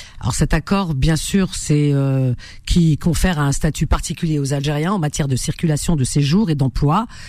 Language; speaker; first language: French; native; French